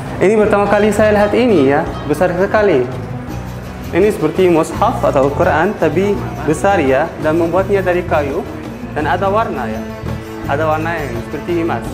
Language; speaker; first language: Indonesian; non-native, learner; Arabic